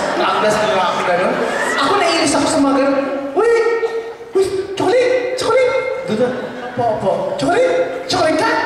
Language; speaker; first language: Filipino; native; Filipino